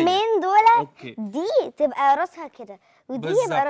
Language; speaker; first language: Arabic; native; Arabic